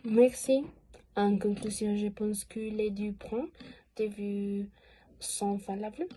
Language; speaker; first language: French; non-native, learner; Spanish